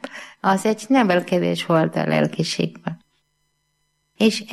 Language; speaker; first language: Hungarian; non-native, learner; Malayalam